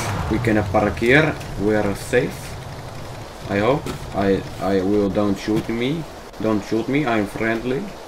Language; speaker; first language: English; non-native, learner; Dutch